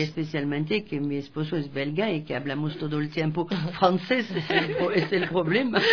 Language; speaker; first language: Spanish; non-native, fluent; French